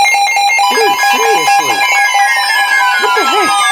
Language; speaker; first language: English; native; English